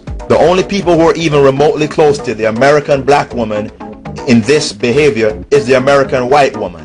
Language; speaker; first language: English; native; English